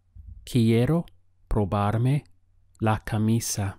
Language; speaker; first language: Spanish; non-native, fluent; English